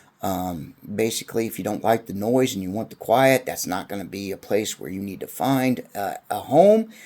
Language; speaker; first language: English; native; English